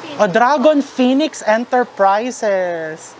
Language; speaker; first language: English; non-native, local second language; Filipino